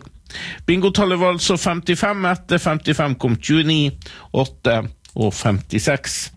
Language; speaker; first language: Norwegian; native; Norwegian